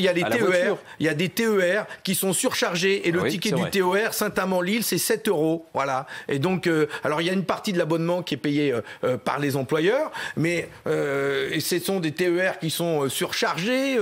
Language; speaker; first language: French; native; French